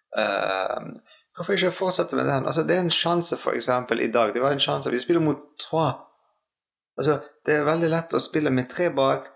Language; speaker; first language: Norwegian; non-native, fluent; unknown